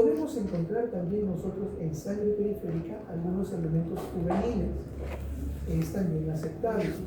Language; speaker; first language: Spanish; native; Spanish